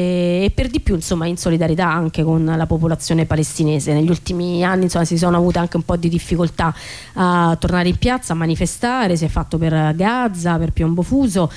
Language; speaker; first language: Italian; native; Italian